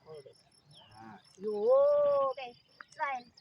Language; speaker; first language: English; non-native, local second language; Filipino